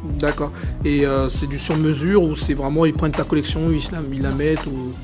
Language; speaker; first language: French; native; French